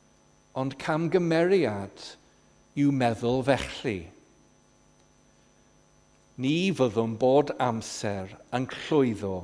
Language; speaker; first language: Welsh; non-native, fluent; English